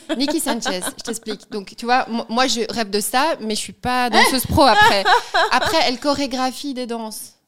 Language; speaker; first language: French; native; French